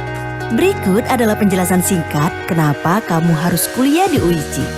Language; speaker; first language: Indonesian; native; Indonesian